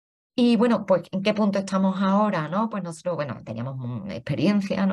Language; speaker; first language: Spanish; native; Spanish